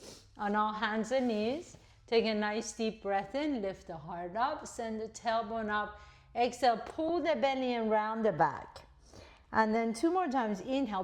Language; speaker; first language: English; native; English